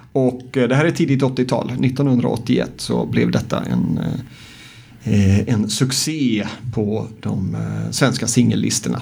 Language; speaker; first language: Swedish; native; Swedish